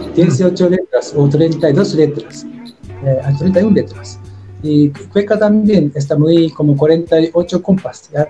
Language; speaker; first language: Spanish; non-native, learner; Japanese